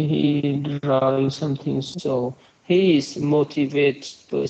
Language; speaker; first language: English; non-native, learner; Vietnamese